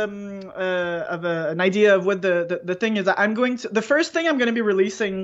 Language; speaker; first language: English; non-native, fluent; French